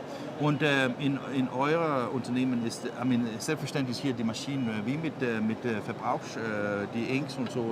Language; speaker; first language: German; non-native, learner; Danish